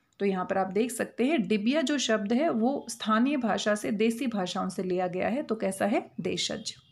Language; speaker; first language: Hindi; native; Hindi